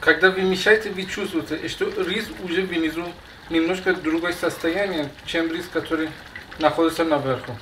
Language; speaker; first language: Russian; non-native, learner; Persian